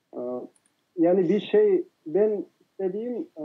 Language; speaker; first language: Turkish; non-native, fluent; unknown